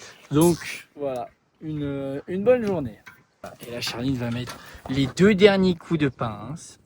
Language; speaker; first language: French; native; French